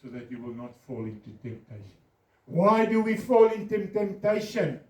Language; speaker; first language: English; non-native, local second language; Afrikaans